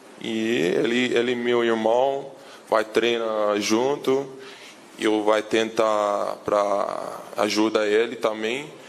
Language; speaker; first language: Portuguese; non-native, learner; English